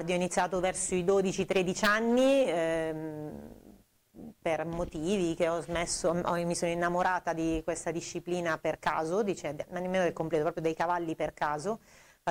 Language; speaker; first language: Italian; native; Italian